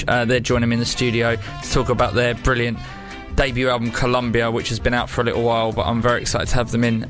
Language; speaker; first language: English; native; English